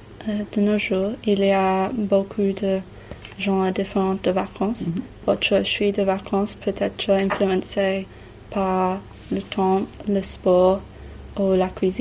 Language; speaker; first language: French; non-native, learner; English